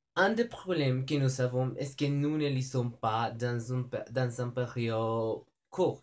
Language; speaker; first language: French; non-native, learner; Spanish